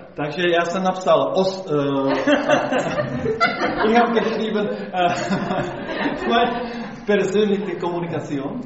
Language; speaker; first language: German; non-native, learner; Czech